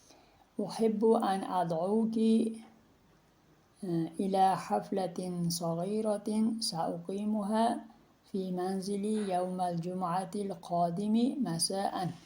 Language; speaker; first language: Arabic; non-native, fluent; Uzbek